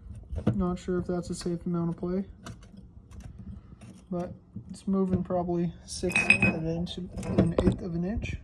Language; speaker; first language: English; native; English